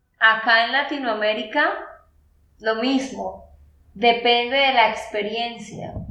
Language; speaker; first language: Spanish; native; Spanish